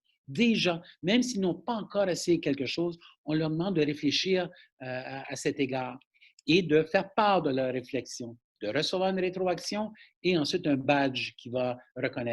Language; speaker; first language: French; native; French